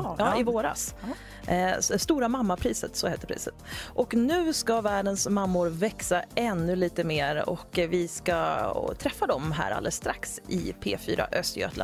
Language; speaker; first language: Swedish; native; Swedish